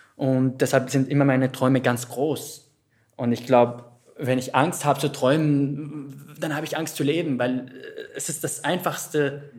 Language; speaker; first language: German; non-native, fluent; Arabic